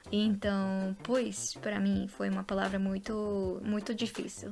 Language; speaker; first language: Portuguese; non-native, fluent; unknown